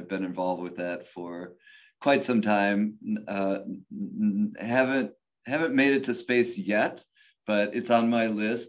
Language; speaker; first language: English; native; English